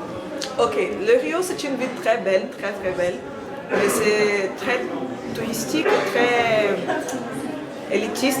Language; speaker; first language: French; non-native, learner; Portuguese